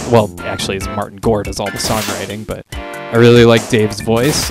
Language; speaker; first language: English; native; English